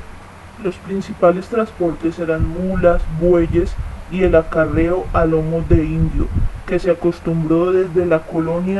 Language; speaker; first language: Spanish; native; Spanish